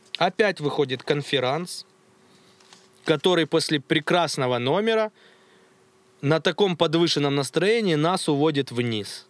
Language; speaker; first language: Russian; native; Russian